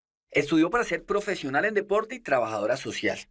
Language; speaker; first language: Spanish; native; Spanish